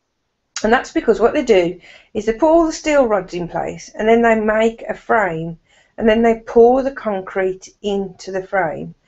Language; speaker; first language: English; native; English